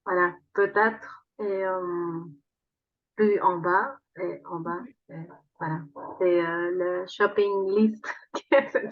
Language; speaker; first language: French; non-native, fluent; Spanish